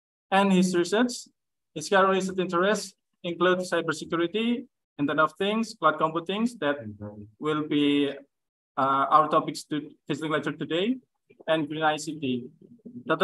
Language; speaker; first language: English; non-native, fluent; Indonesian